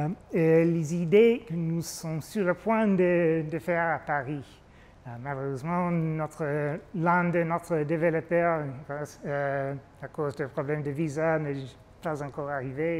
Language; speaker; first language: French; non-native, fluent; English